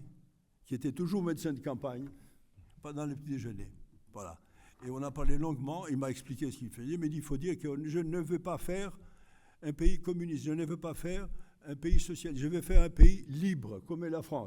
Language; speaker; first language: French; non-native, fluent; Greek